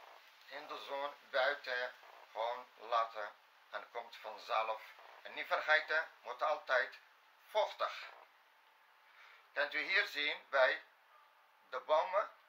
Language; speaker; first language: Dutch; non-native, fluent; Arabic